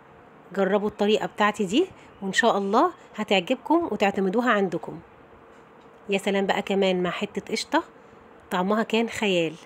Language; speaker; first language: Arabic; native; Arabic